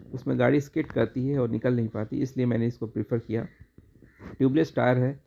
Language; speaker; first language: Hindi; native; Hindi